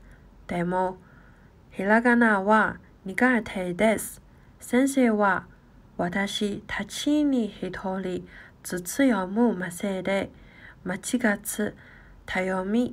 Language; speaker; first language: Japanese; non-native, learner; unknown